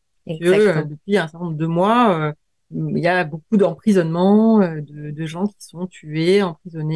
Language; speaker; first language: French; native; French